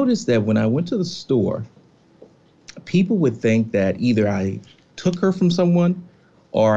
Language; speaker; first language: English; native; English